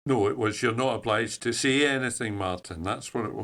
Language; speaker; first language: English; native; English